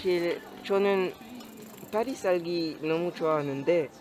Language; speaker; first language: Korean; non-native, fluent; French